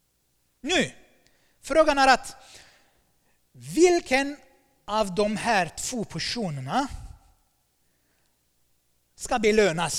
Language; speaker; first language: Swedish; non-native, fluent; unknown